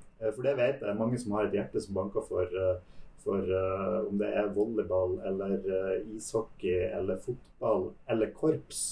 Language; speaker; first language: Norwegian; native; Norwegian